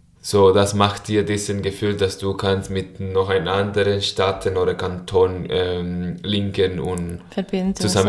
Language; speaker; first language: German; non-native, learner; Spanish